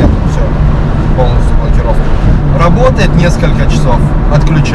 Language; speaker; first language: Russian; native; Russian